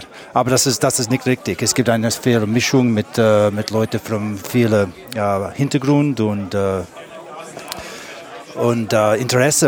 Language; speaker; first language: German; non-native, learner; English